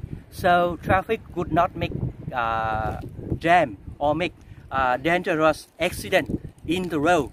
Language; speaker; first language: English; non-native, local second language; Vietnamese